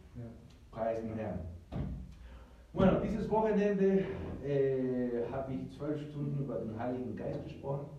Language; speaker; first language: German; early bilingual, heritage; Spanish